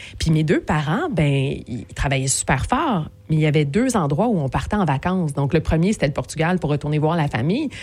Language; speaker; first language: French; early bilingual, other home language; Portuguese